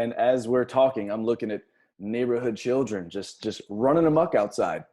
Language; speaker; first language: English; native; English